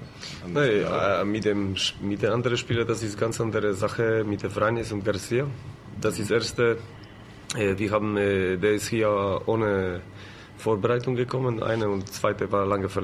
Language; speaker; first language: German; non-native, learner; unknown